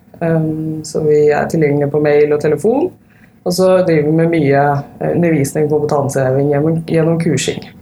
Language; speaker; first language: Norwegian; native; Norwegian